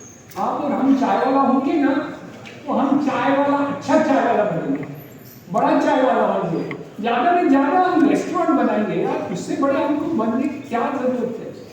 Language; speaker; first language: Hindi; non-native, local second language; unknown